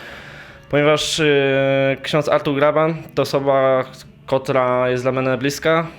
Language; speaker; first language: Polish; non-native, local second language; Rusyn